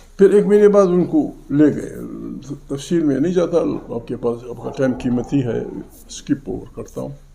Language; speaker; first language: Urdu; non-native, local second language; Pashto